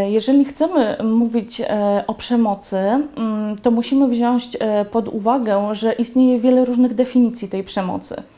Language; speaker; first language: Polish; native; Polish